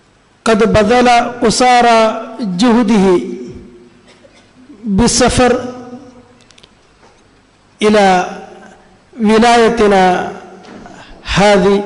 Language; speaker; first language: Arabic; non-native, fluent; Malayalam